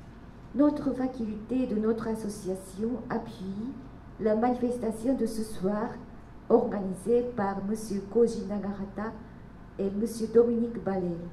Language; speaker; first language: French; non-native, fluent; Japanese